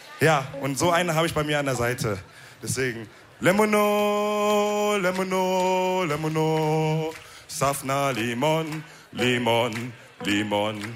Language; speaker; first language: German; early bilingual, other home language; Wolof